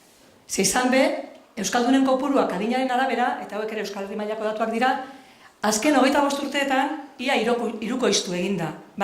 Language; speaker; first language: Basque; native; Basque